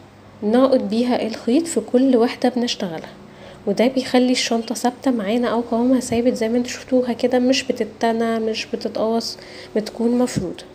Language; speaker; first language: Arabic; native; Arabic